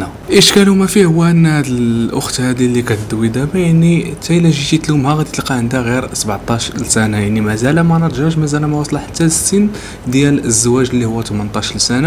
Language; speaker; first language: Arabic; native; Arabic